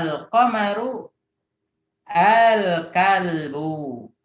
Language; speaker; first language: Arabic; non-native, fluent; Indonesian